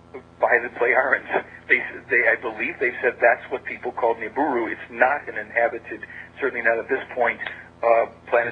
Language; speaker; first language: English; native; English